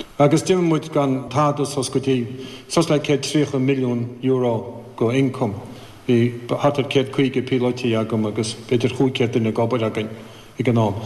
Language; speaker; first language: Irish; native; Irish